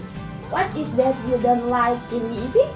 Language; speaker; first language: English; non-native, learner; Indonesian